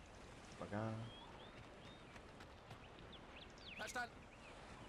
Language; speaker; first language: Spanish; native; Spanish